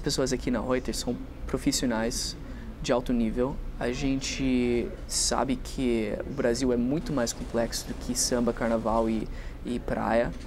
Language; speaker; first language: Portuguese; non-native, fluent; English